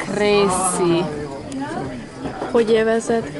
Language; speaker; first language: Hungarian; early bilingual, heritage; Hungarian